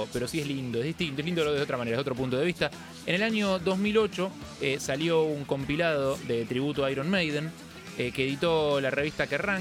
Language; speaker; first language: Spanish; native; Spanish